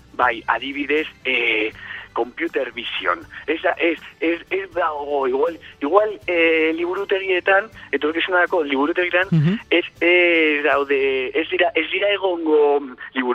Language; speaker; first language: Basque; non-native, learner; Spanish